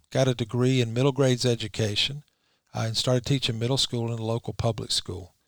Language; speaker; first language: English; native; English